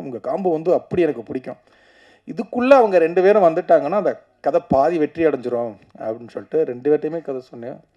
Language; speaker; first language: Tamil; native; Tamil